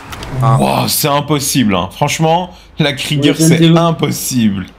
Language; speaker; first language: French; native; French